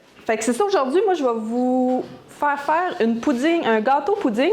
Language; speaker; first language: French; native; French